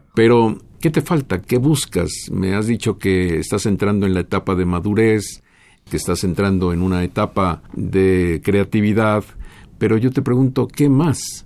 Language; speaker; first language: Spanish; native; Spanish